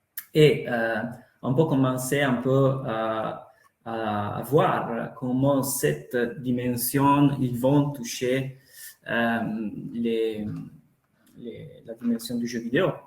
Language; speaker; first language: French; non-native, fluent; Italian